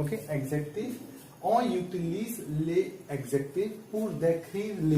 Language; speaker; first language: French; non-native, fluent; Hindi